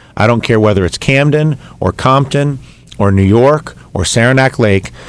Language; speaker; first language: English; native; English